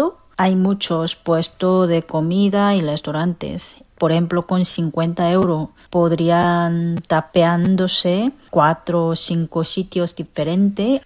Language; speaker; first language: Spanish; non-native, fluent; Korean